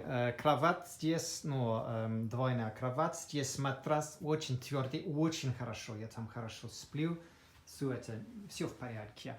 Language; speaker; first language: Russian; non-native, fluent; English